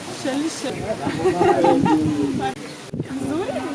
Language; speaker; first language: Swahili; non-native, learner; Portuguese